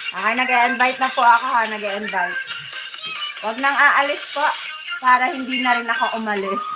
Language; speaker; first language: Filipino; non-native, local second language; Hiligaynon